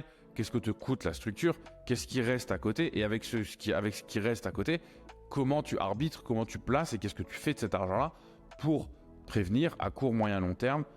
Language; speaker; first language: French; native; French